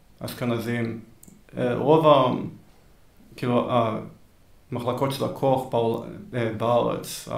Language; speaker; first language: Hebrew; early bilingual, heritage; Hebrew